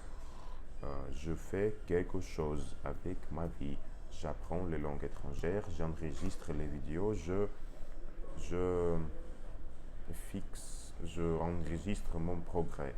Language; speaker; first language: French; non-native, learner; Russian